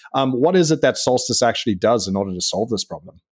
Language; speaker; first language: English; native; English